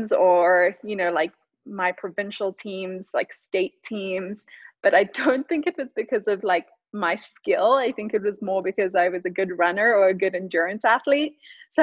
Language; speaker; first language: English; native; English